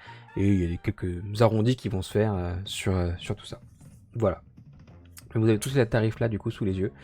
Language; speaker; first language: French; native; French